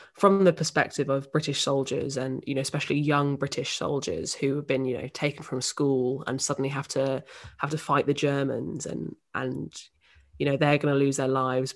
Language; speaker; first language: English; native; English